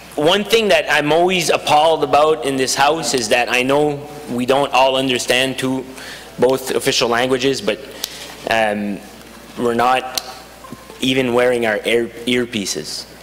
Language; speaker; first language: English; non-native, local second language; French